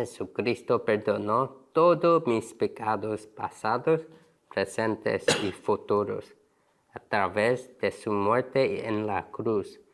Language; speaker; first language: Spanish; non-native, learner; Korean